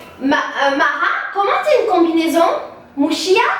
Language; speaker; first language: Portuguese; non-native, learner; French